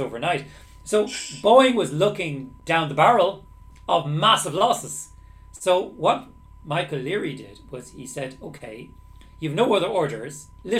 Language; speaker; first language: English; native; English